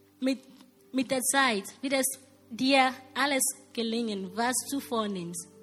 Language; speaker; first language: German; non-native, learner; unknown